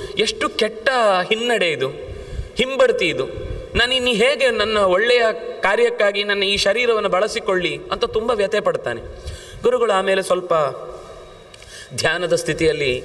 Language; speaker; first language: Kannada; non-native, local second language; Tulu